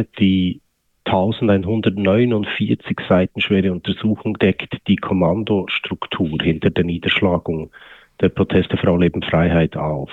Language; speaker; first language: German; native; German